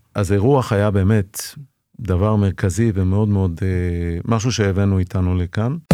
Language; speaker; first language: Hebrew; early bilingual, other home language; Persian